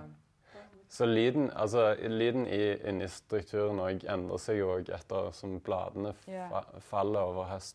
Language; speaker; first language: Norwegian; native; Norwegian